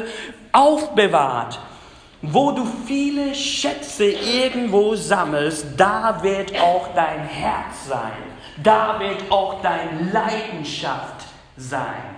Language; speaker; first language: German; non-native, fluent; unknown